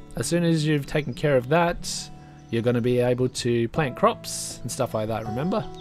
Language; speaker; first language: English; native; English